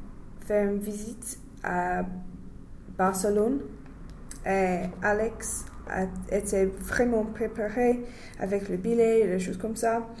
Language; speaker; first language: French; non-native, learner; English